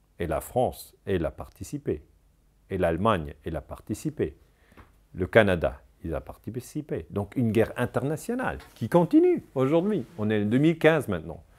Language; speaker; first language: French; non-native, local second language; German